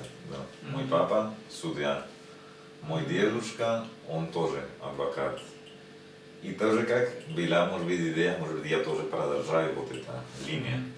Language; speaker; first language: Russian; non-native, learner; Spanish